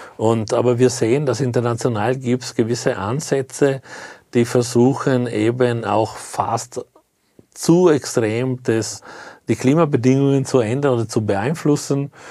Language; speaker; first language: German; non-native, fluent; Italian